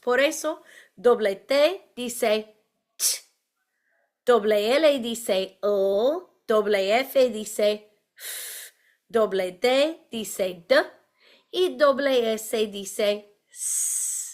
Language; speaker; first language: Spanish; non-native, fluent; English